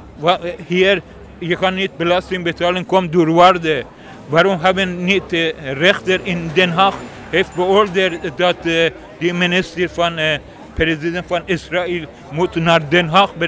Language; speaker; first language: Dutch; non-native, learner; Persian